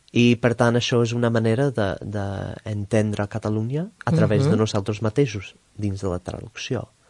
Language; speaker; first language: Catalan; non-native, fluent; English